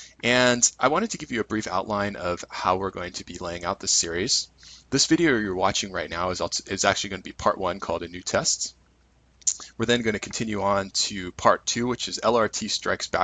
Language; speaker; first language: English; native; English